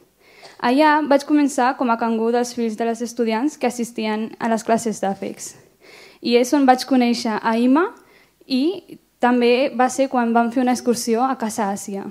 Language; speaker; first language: Catalan; early bilingual, other home language; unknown